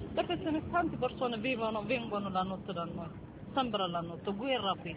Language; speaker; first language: Italian; non-native, learner; Tigrinya